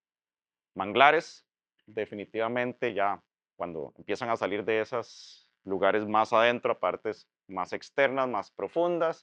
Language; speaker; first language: Spanish; native; Spanish